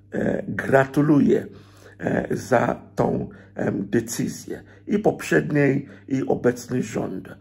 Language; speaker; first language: Polish; non-native, fluent; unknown